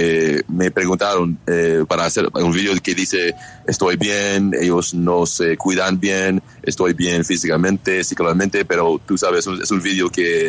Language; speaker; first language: Spanish; non-native, learner; English